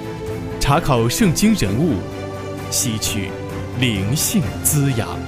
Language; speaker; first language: Chinese; native; Chinese